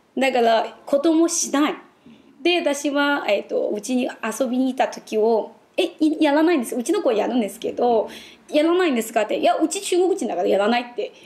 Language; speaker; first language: Japanese; non-native, fluent; Chinese